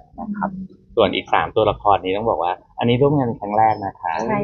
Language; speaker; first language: Thai; native; Thai